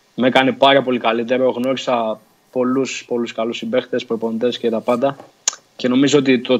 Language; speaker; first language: Greek; early bilingual, other home language; Portuguese